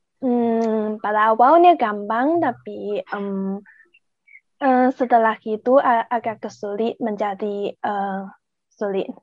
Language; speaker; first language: Indonesian; non-native, learner; Chinese